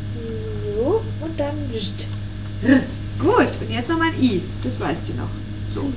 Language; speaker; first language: German; native; German